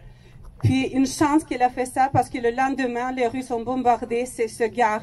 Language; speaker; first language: French; non-native, fluent; Ukrainian